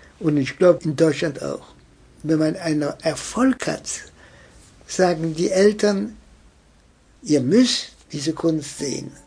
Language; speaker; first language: German; non-native, fluent; French